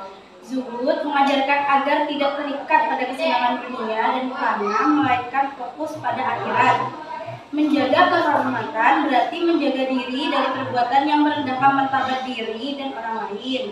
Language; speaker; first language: Indonesian; native; Indonesian